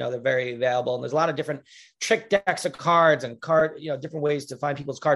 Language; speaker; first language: English; native; English